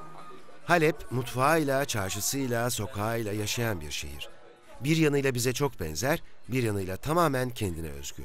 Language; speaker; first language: Turkish; native; Turkish